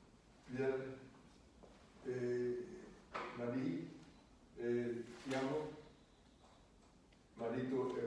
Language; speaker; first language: Italian; non-native, learner; English